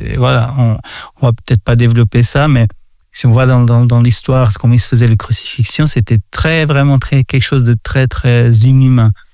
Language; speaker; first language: French; non-native, fluent; Portuguese